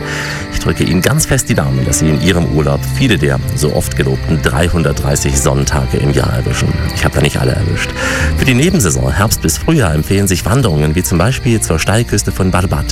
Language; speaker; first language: German; native; German